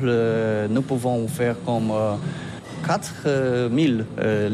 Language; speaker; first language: French; non-native, learner; Polish